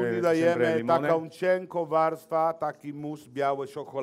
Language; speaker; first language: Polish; non-native, learner; Italian